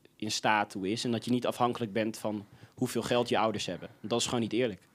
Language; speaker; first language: Dutch; native; Dutch